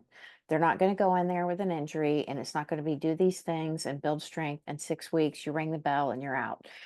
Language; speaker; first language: English; native; English